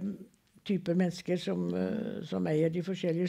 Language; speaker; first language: Norwegian; native; Norwegian